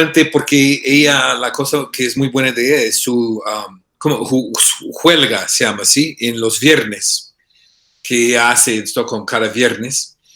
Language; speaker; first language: Spanish; non-native, fluent; English